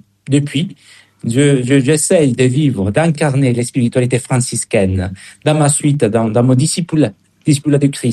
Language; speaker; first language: French; non-native, fluent; Spanish